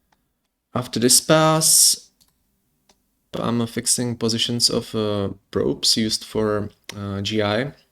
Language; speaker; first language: English; non-native, fluent; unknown